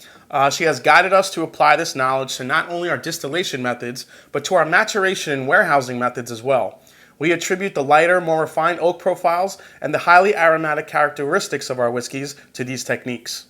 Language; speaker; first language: English; native; English